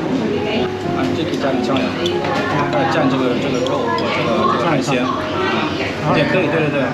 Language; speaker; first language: Chinese; early bilingual, heritage; Chinese